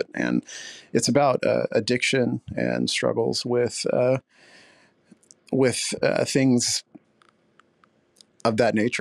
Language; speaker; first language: English; native; English